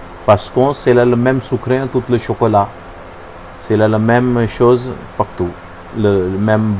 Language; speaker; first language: French; non-native, learner; Hindi